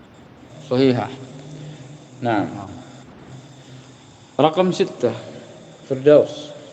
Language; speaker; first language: Arabic; non-native, fluent; Indonesian